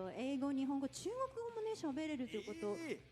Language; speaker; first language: Japanese; native; Japanese